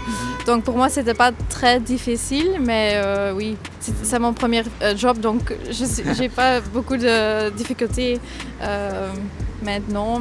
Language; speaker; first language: French; non-native, local second language; Dutch